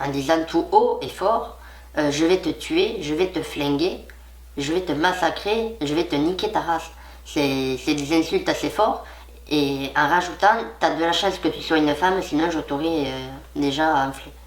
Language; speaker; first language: French; native; French